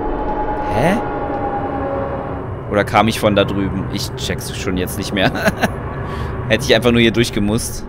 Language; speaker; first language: German; native; German